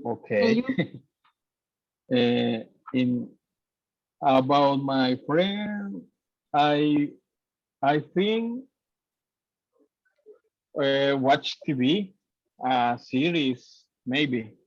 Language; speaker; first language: English; non-native, learner; Spanish